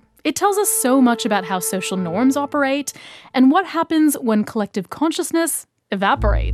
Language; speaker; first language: English; native; English